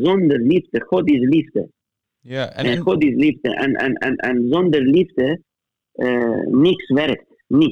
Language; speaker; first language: Dutch; non-native, fluent; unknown